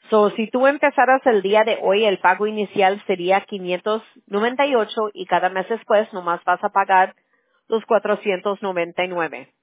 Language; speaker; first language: Spanish; early bilingual, other home language; English